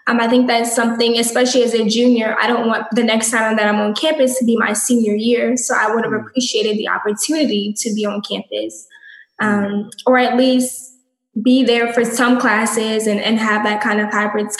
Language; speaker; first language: English; native; English